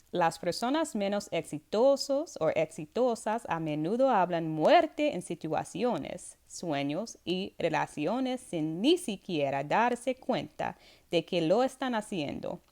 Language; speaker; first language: Spanish; non-native, learner; English